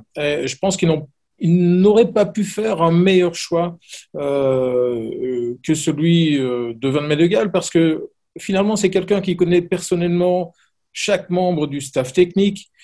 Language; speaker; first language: French; native; French